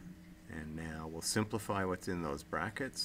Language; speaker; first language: English; native; English